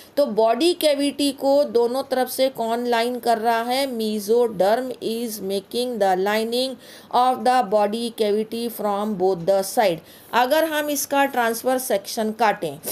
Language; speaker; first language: Hindi; native; Hindi